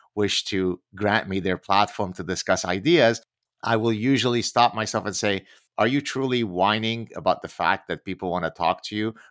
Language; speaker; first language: English; early bilingual, other home language; Arabic